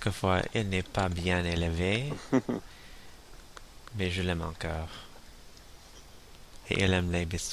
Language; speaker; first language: French; non-native, learner; English